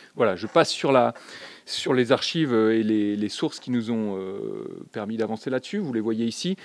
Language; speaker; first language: French; native; French